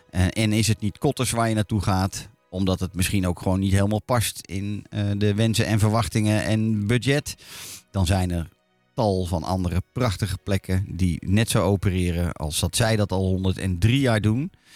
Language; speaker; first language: Dutch; native; Dutch